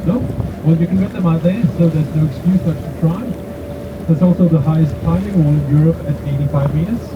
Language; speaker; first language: English; non-native, fluent; Danish